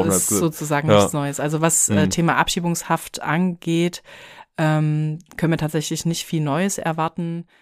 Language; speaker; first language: German; native; German